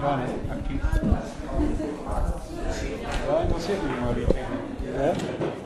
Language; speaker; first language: German; non-native, fluent; Russian